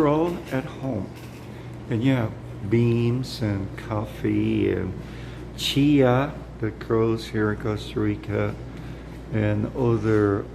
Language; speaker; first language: English; non-native, fluent; Spanish